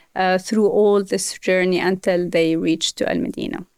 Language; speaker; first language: English; non-native, fluent; Arabic